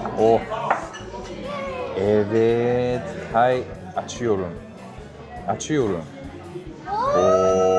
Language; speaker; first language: Turkish; non-native, fluent; Japanese